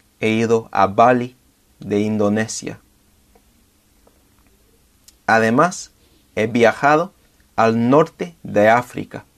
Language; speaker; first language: Spanish; non-native, fluent; English